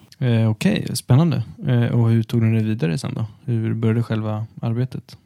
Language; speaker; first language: Swedish; native; Swedish